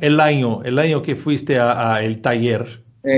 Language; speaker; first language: Spanish; non-native, fluent; Portuguese